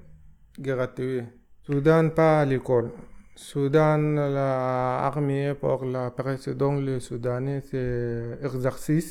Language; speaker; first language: French; non-native, learner; Arabic